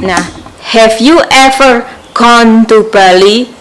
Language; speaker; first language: English; non-native, fluent; Indonesian